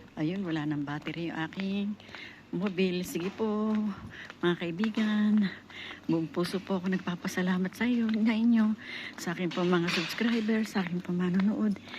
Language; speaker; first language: Filipino; native; Filipino